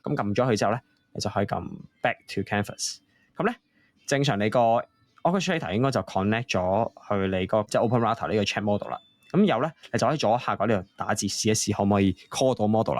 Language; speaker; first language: Cantonese; native; Cantonese